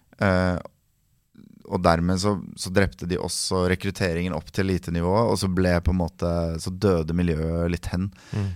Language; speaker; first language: Norwegian; native; Norwegian